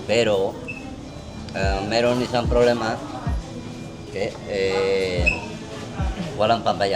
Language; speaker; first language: Filipino; non-native, learner; Spanish